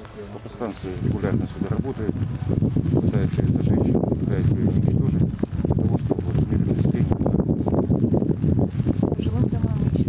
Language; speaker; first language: Russian; native; Russian